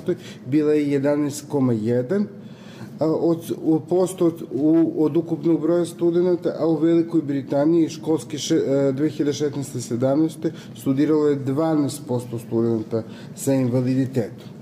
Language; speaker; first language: Serbian; native; Serbian